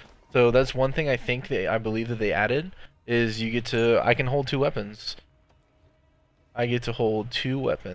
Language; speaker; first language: English; native; English